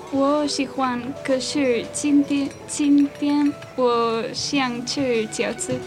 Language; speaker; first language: Chinese; non-native, learner; Spanish